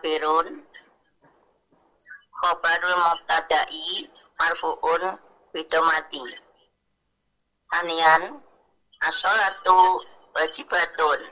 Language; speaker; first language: Arabic; non-native, learner; Indonesian